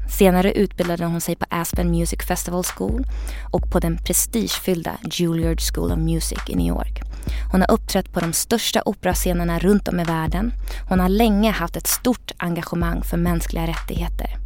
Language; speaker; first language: Swedish; non-native, learner; English